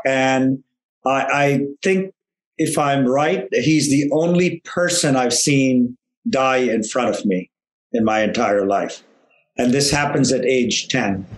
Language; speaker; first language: English; non-native, local second language; Tamil